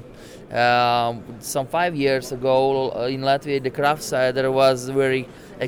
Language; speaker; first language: English; non-native, learner; Latvian